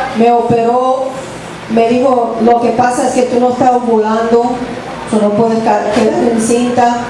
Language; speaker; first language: Spanish; early bilingual, heritage; English